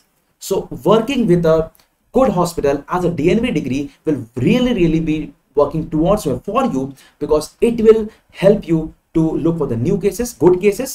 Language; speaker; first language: English; non-native, local second language; Hindi